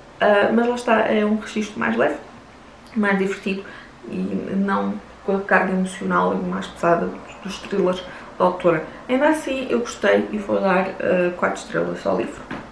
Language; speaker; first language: Portuguese; native; Portuguese